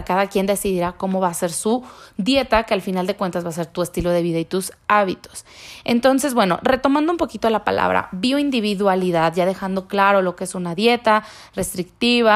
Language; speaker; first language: Spanish; native; Spanish